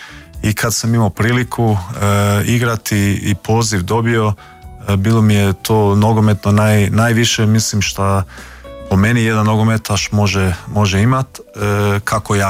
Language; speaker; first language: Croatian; early bilingual, heritage; Croatian